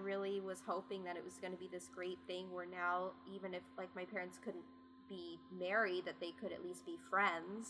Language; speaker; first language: English; native; English